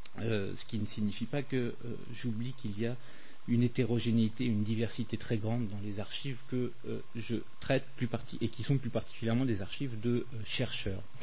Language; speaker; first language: French; native; French